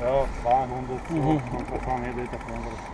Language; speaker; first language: German; non-native, learner; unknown